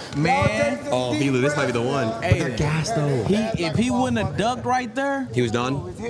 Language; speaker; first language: English; native; English